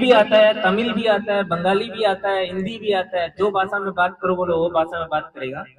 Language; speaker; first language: Hindi; non-native, local second language; Telugu